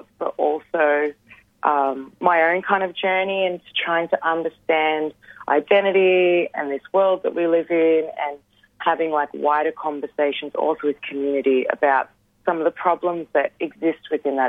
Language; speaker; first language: English; native; English